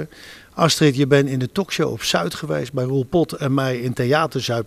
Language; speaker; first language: Dutch; native; Dutch